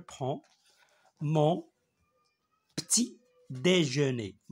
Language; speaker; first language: French; non-native, local second language; Arabic